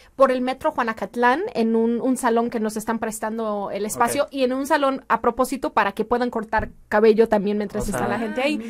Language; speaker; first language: Spanish; non-native, fluent; English